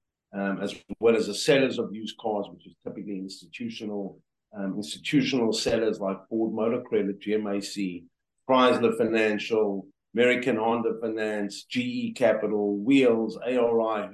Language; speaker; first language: English; native; English